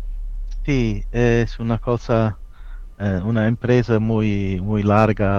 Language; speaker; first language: Spanish; non-native, fluent; Italian